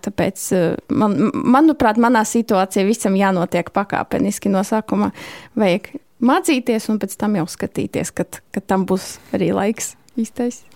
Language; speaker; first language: Latvian; non-native, local second language; Russian